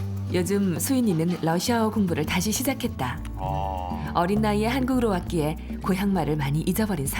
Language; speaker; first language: Korean; native; Korean